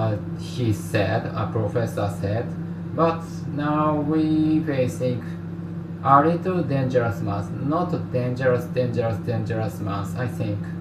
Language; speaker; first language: English; non-native, learner; Japanese